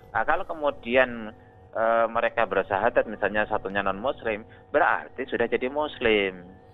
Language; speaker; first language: Indonesian; native; Indonesian